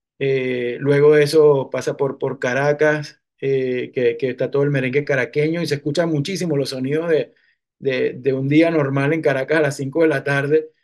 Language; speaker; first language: Spanish; native; Spanish